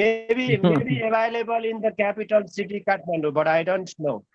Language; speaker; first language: English; non-native, learner; Nepali